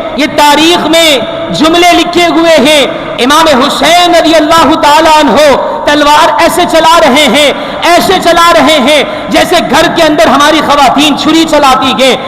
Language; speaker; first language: Urdu; native; Urdu